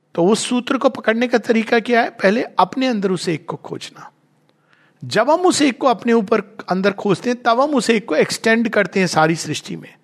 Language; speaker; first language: Hindi; native; Hindi